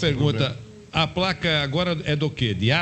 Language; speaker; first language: Portuguese; native; Portuguese